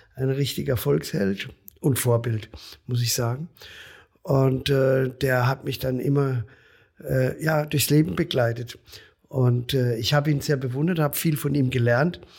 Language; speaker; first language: German; native; German